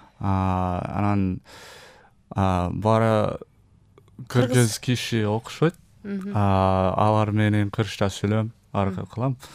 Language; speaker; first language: Kyrgyz; non-native, learner; English